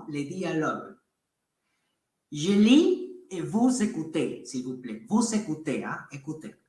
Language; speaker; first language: French; non-native, fluent; Spanish